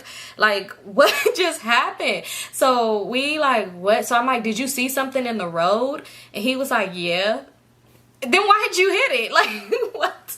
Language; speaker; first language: English; native; English